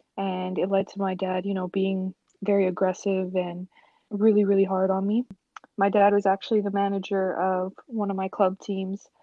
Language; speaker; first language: English; native; English